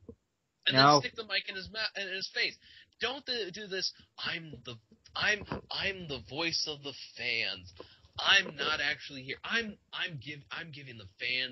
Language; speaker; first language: English; native; English